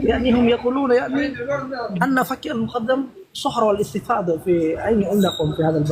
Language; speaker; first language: Arabic; non-native, learner; Indonesian